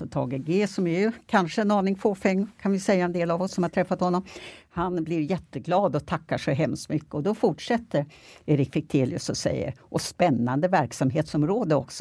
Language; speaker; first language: Swedish; native; Swedish